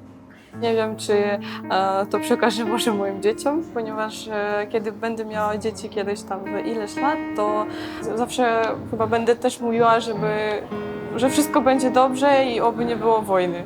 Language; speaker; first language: Polish; non-native, fluent; Ukrainian